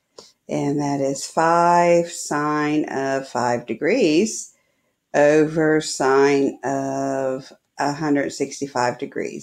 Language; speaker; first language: English; native; English